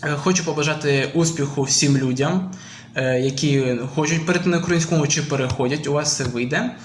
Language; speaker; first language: Ukrainian; non-native, local second language; Russian